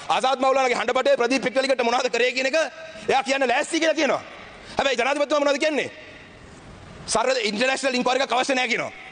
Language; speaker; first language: Sinhala; non-native, local second language; Tamil